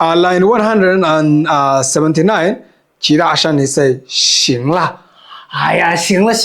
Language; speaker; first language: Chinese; non-native, fluent; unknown